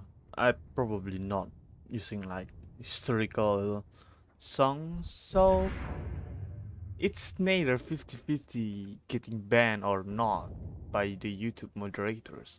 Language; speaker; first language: English; non-native, learner; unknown